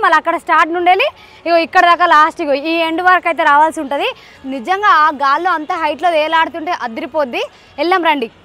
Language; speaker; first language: Telugu; native; Telugu